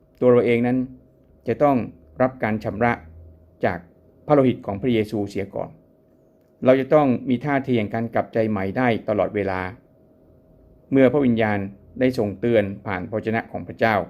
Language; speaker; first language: Thai; native; Thai